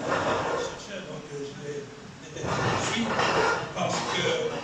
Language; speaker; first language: French; non-native, local second language; Arabic